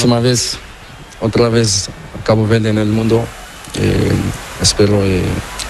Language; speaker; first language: Spanish; non-native, learner; Portuguese